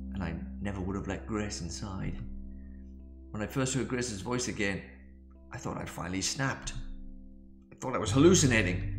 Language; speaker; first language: English; native; English